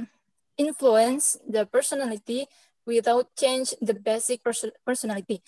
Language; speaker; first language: English; non-native, learner; Indonesian